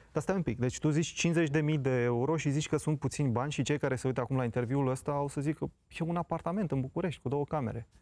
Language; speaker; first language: Romanian; native; Romanian